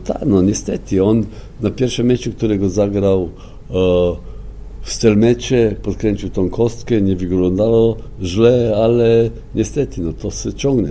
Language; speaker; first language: Polish; non-native, fluent; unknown